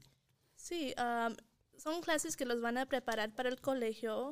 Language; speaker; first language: Spanish; early bilingual, heritage; Spanish